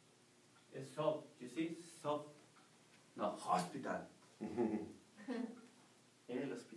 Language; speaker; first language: English; non-native, learner; Spanish